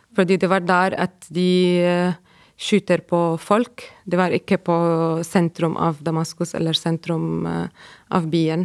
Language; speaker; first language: Norwegian; non-native, fluent; Arabic